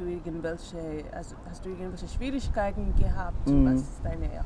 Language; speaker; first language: German; non-native, fluent; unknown